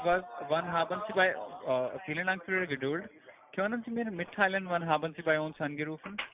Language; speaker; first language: German; non-native, learner; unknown